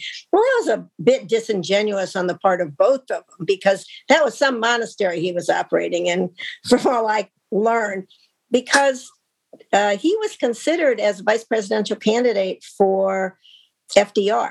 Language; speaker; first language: English; native; English